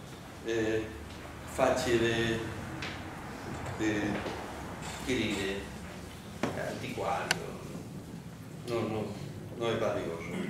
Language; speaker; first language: Italian; non-native, learner; Spanish